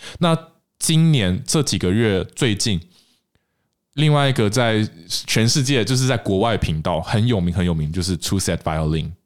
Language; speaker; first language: Chinese; native; Chinese